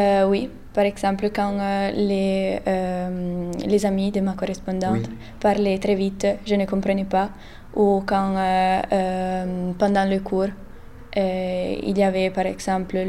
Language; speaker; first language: French; non-native, learner; Italian